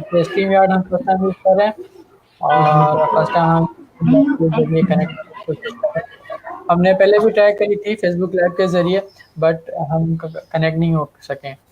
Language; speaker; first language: Urdu; native; Urdu